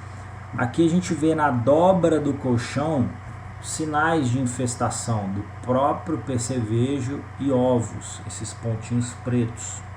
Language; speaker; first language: Portuguese; native; Portuguese